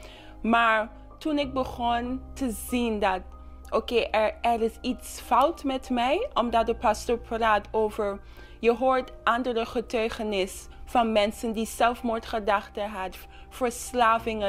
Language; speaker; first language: Dutch; non-native, local second language; English